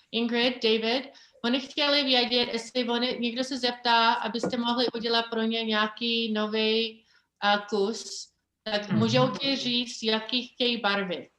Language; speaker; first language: Czech; early bilingual, heritage; Czech